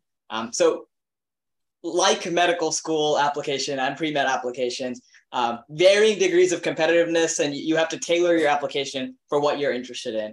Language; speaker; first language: English; native; English